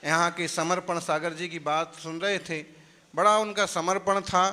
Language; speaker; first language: Hindi; non-native, local second language; Gujarati